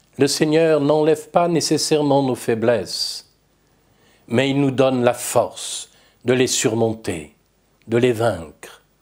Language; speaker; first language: French; native; French